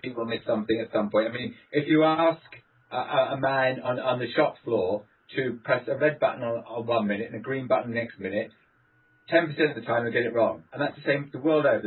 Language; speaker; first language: English; native; English